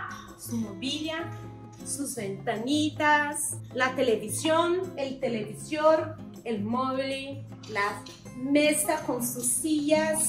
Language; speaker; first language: Spanish; non-native, learner; Portuguese